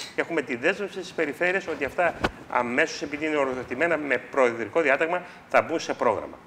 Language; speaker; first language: Greek; native; Greek